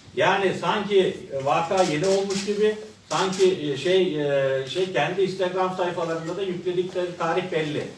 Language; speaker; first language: Turkish; native; Turkish